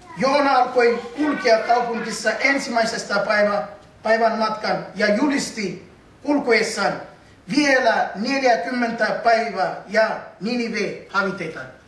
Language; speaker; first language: Finnish; non-native, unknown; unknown